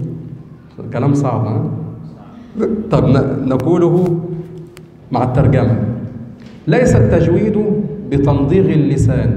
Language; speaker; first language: Arabic; native; Arabic